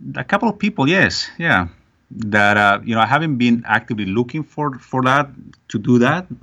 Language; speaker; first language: English; non-native, fluent; Spanish